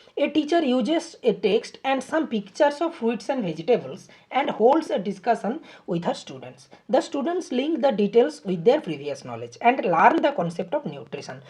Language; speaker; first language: English; non-native, local second language; Bangla